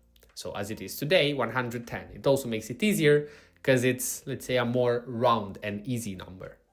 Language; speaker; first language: English; non-native, fluent; Italian